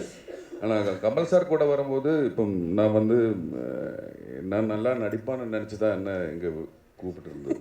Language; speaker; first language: Tamil; non-native, learner; Malayalam